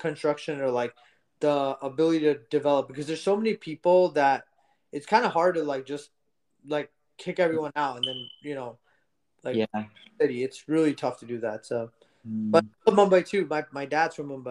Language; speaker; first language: English; early bilingual, other home language; Gujarati